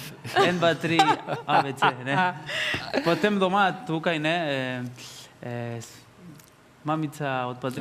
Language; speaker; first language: Slovenian; non-native, learner; Spanish